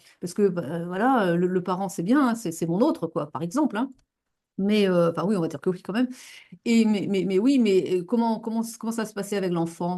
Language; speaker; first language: French; native; French